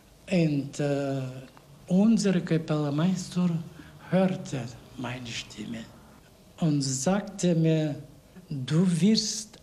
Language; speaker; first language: German; non-native, learner; Bulgarian